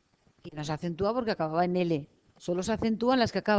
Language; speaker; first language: Spanish; native; Spanish